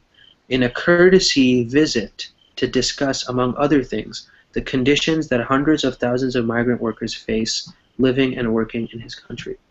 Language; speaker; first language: English; non-native, fluent; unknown